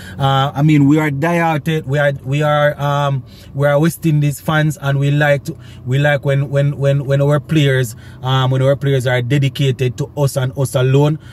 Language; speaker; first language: English; native; English